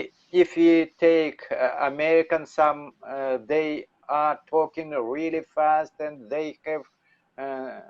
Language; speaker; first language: English; non-native, learner; Russian